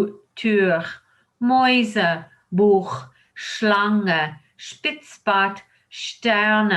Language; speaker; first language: German; non-native, fluent; English